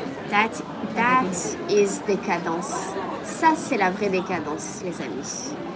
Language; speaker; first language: French; native; French